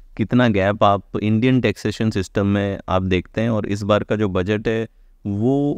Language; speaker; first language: Hindi; native; Hindi